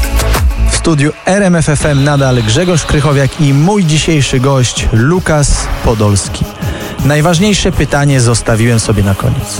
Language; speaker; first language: Polish; native; Polish